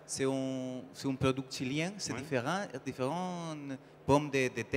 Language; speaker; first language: French; non-native, learner; Spanish